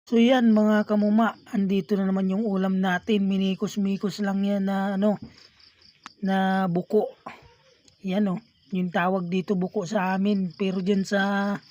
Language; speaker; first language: Filipino; non-native, local second language; Bikol